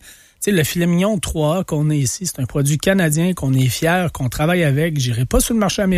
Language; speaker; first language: French; native; French